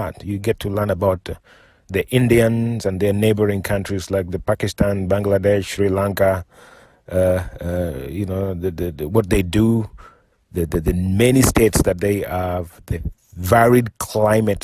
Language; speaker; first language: English; non-native, local second language; Luo (Kenya and Tanzania)